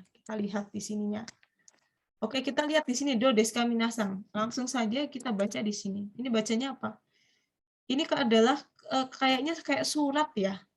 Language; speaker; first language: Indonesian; native; Indonesian